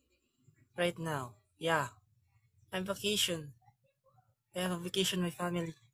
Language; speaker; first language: English; non-native, learner; Korean